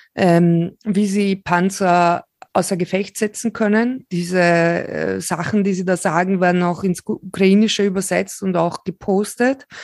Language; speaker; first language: German; early bilingual, other home language; Slovak